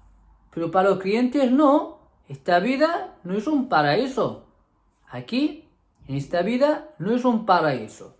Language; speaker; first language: Spanish; non-native, fluent; Arabic